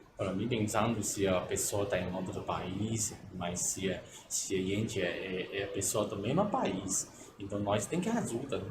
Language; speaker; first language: Portuguese; non-native, learner; Cantonese